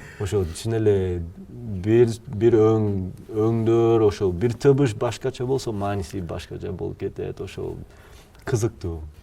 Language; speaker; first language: Kyrgyz; non-native, fluent; English